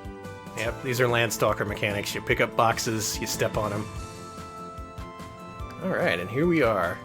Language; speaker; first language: English; native; English